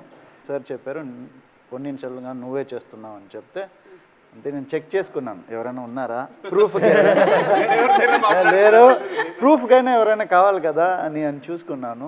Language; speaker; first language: Telugu; early bilingual, heritage; Telugu